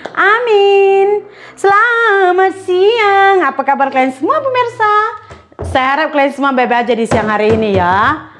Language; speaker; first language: Indonesian; native; Indonesian